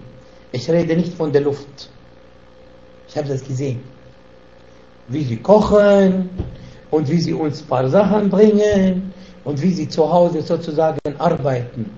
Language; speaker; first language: German; non-native, fluent; Arabic